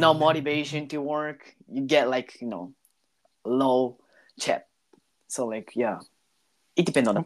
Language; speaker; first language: English; non-native, learner; Japanese